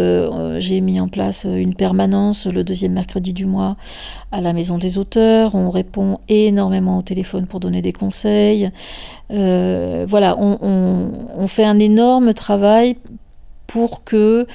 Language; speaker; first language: French; native; French